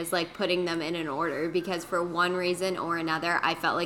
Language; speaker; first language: English; native; English